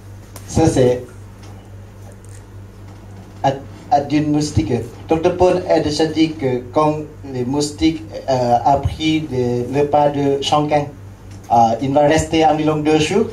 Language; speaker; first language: French; non-native, learner; Lao